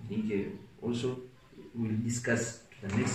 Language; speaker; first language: English; non-native, local second language; Swahili